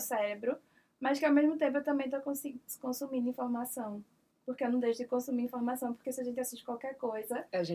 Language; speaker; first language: Portuguese; native; Portuguese